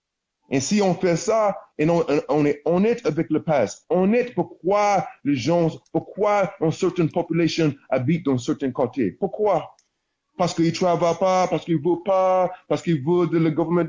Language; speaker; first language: French; non-native, learner; English